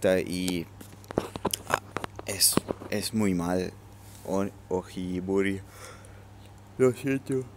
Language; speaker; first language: Spanish; non-native, learner; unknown